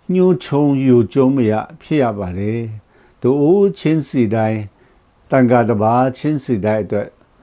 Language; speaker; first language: Burmese; non-native, local second language; Kachin